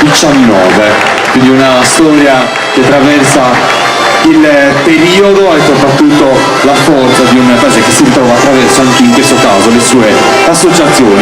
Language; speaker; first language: Italian; native; Italian